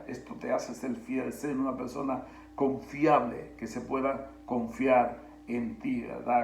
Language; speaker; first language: Spanish; native; Spanish